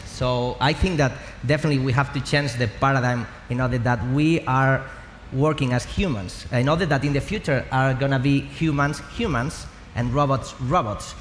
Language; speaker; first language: English; non-native, learner; Spanish